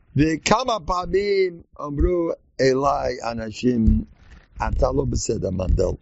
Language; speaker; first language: Hebrew; non-native, learner; English